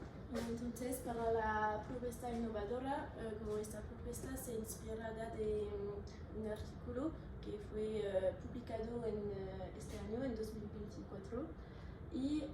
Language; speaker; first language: Spanish; non-native, learner; French